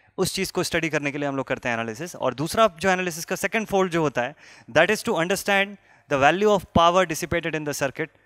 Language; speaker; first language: Hindi; native; Hindi